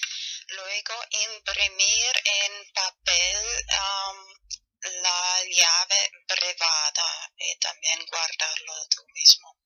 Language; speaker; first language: Spanish; non-native, learner; German